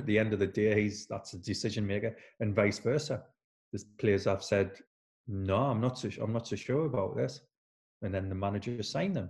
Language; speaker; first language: English; native; English